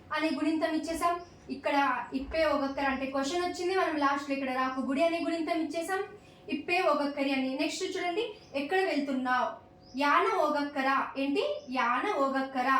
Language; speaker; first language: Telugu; non-native, local second language; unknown